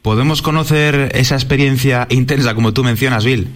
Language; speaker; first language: Spanish; native; Spanish